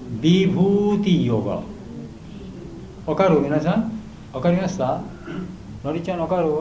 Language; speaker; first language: Japanese; non-native, learner; Bangla